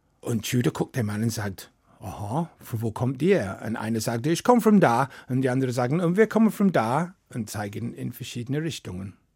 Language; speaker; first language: German; non-native, fluent; English